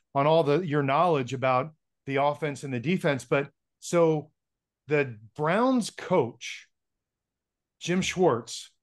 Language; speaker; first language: English; native; English